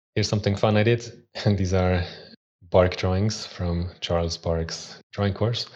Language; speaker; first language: English; early bilingual, other home language; Swiss German